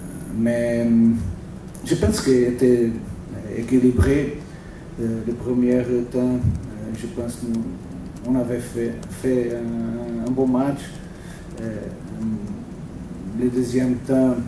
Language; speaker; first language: French; non-native, learner; Portuguese